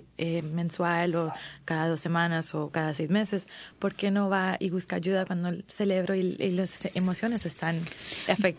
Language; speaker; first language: Spanish; early bilingual, heritage; English